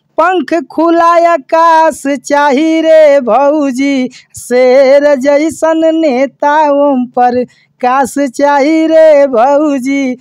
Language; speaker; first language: Hindi; native; Hindi